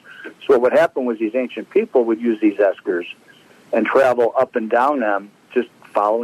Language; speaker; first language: English; native; English